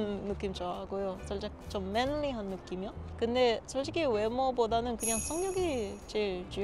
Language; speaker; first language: Korean; non-native, learner; Papiamento